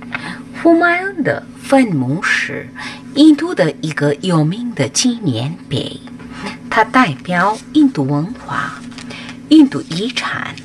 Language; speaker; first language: Chinese; non-native, learner; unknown